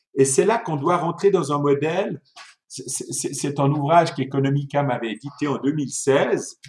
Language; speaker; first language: French; early bilingual, other home language; Italian